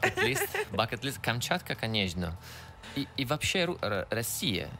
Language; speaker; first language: Russian; non-native, learner; Italian